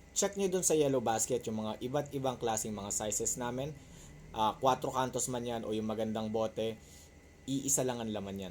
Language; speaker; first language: Filipino; non-native, local second language; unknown